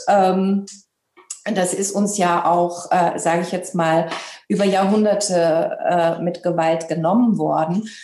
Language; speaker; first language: German; native; German